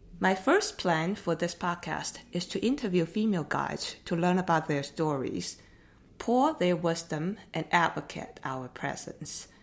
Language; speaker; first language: English; non-native, fluent; Chinese